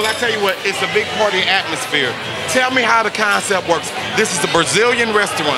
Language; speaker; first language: English; native; English